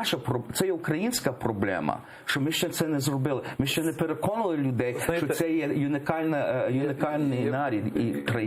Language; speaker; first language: Ukrainian; early bilingual, heritage; English